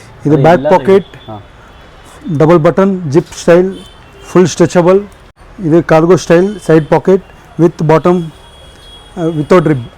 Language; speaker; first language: Malayalam; non-native, learner; Tamil